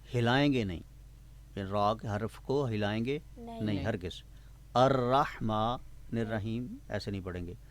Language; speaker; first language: Urdu; non-native, local second language; Punjabi